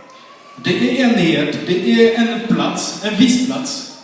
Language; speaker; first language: Swedish; non-native, fluent; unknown